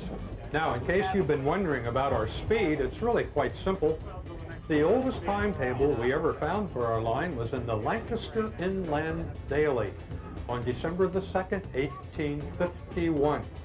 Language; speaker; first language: English; native; English